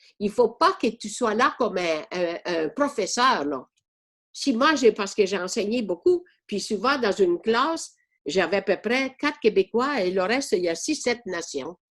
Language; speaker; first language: French; non-native, fluent; Italian